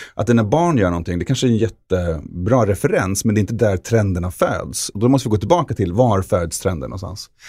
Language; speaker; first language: Swedish; native; Swedish